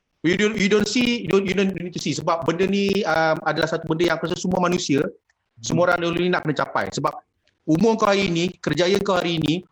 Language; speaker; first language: Malay; native; Malay